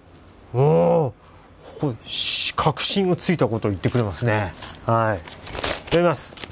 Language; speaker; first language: Japanese; native; Japanese